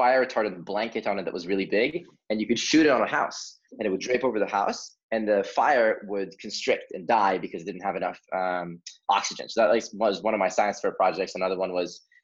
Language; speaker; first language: English; early bilingual, other home language; Hebrew